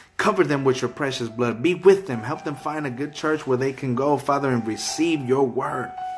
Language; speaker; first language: English; early bilingual, other home language; Spanish